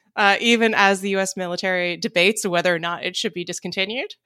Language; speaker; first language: English; native; English